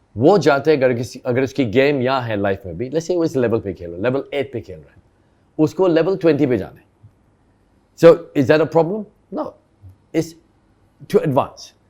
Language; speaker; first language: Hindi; early bilingual, heritage; Hindi